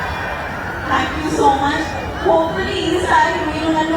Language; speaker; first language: Telugu; non-native, learner; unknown